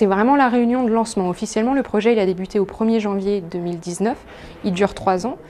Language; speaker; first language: French; native; French